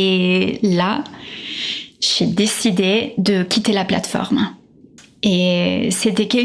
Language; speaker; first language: French; non-native, fluent; Italian